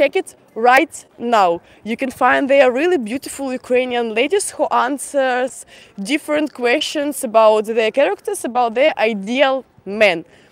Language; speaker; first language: English; non-native, fluent; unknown